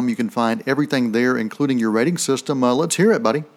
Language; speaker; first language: English; native; English